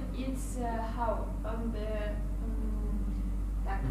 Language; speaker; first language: English; non-native, learner; Russian